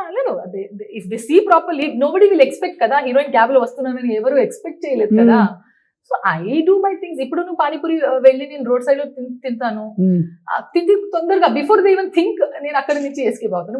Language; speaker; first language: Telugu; non-native, learner; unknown